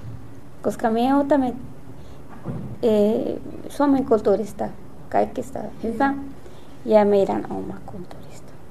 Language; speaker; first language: Finnish; non-native, learner; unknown